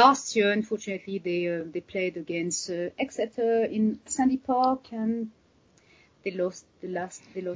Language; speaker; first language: English; non-native, fluent; French